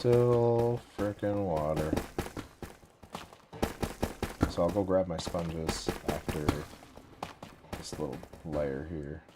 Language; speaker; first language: English; native; English